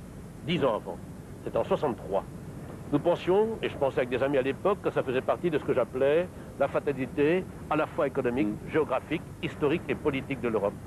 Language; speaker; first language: French; native; French